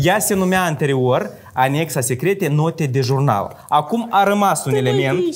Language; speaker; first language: Romanian; native; Romanian